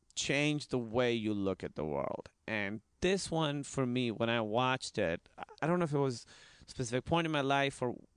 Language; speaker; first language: English; non-native, local second language; Urdu